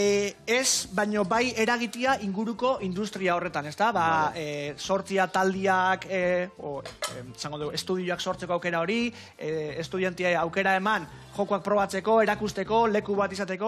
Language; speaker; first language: Basque; native; Basque